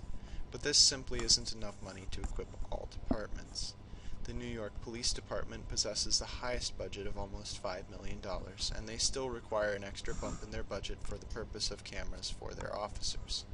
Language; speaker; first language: English; native; English